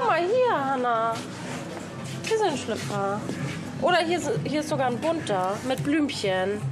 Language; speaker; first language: German; native; German